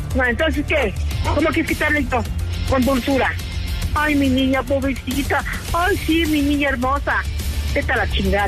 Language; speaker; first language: Spanish; native; Spanish